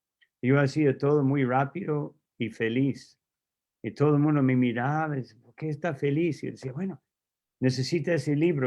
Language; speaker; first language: Spanish; non-native, fluent; English